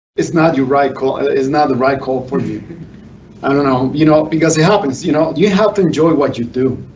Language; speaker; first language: English; non-native, fluent; Spanish